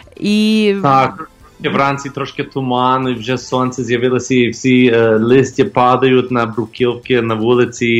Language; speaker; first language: Ukrainian; early bilingual, heritage; Ukrainian